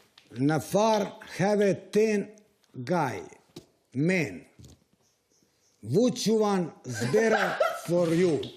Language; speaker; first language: English; non-native, learner; Serbian